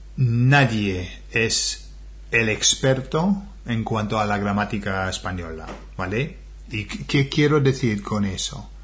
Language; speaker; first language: Spanish; non-native, fluent; English